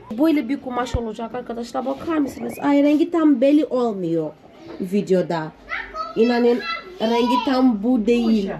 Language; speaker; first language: Turkish; non-native, fluent; Portuguese